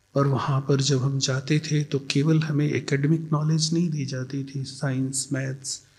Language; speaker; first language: Hindi; native; Hindi